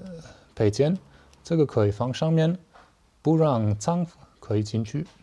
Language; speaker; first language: Chinese; non-native, learner; German